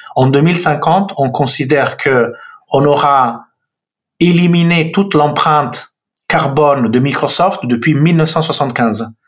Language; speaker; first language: French; non-native, fluent; Italian